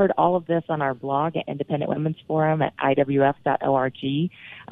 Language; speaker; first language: English; native; English